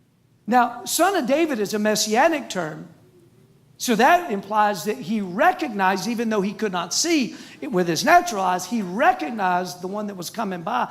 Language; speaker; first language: English; native; English